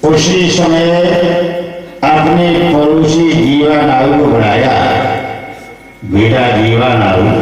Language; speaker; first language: Hindi; native; Hindi